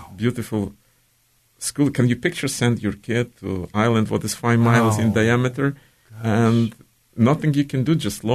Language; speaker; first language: English; non-native, fluent; Ukrainian